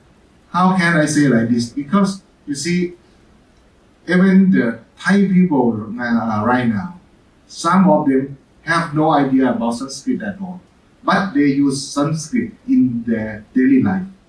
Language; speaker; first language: English; non-native, fluent; Thai